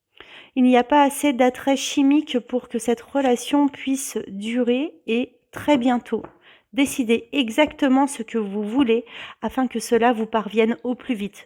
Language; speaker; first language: French; native; French